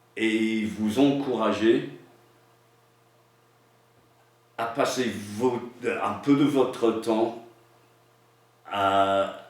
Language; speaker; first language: French; non-native, fluent; English